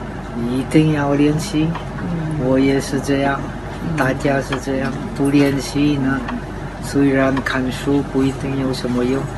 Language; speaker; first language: Chinese; non-native, fluent; Czech